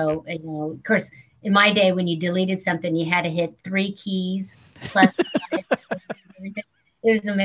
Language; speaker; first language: English; native; English